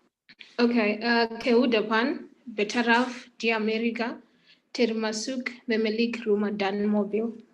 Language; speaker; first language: Indonesian; non-native, learner; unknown